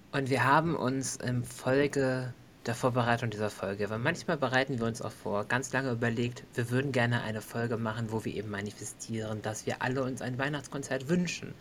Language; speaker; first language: German; native; German